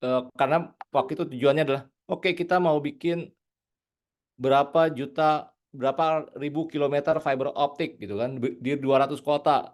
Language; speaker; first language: Indonesian; native; Indonesian